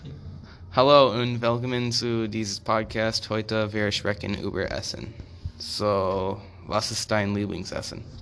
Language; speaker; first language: German; non-native, learner; English